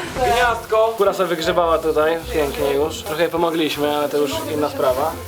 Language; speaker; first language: Polish; native; Polish